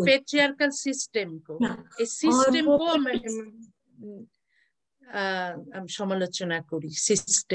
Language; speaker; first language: Hindi; non-native, learner; Bangla